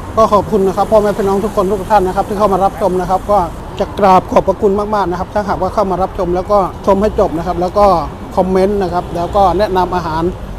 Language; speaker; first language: Thai; native; Thai